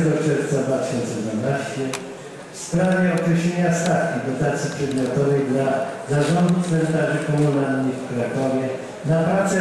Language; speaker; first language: Polish; native; Polish